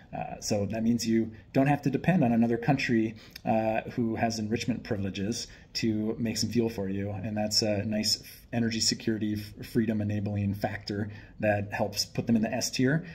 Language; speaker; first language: English; native; English